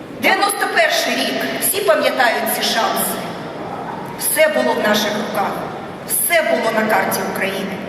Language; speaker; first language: Ukrainian; non-native, local second language; Russian